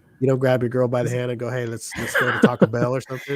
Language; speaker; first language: English; native; English